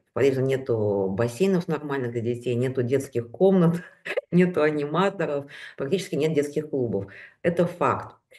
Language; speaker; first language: Russian; native; Russian